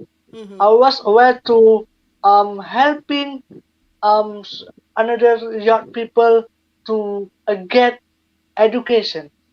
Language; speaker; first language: English; non-native, learner; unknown